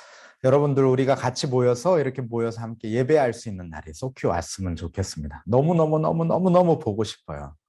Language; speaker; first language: Korean; native; Korean